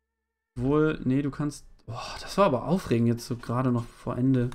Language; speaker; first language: German; native; German